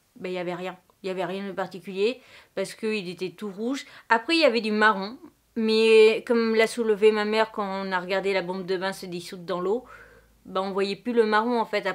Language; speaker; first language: French; native; French